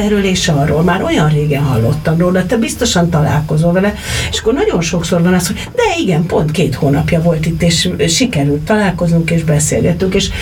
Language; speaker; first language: Hungarian; native; Hungarian